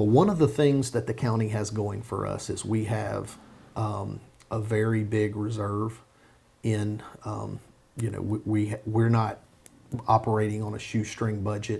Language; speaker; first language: English; native; English